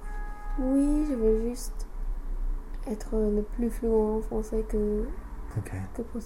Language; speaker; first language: French; non-native, fluent; English